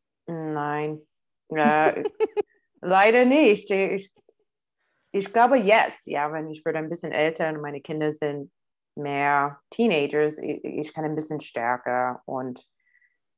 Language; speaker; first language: German; non-native, fluent; English